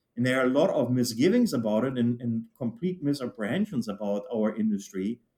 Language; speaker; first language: English; non-native, fluent; German